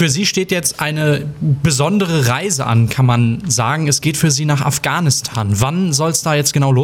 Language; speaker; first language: German; native; German